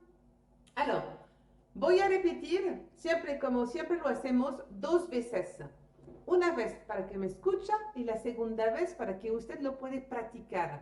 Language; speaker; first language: Spanish; native; Spanish